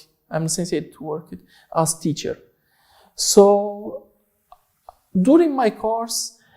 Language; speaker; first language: English; non-native, learner; Portuguese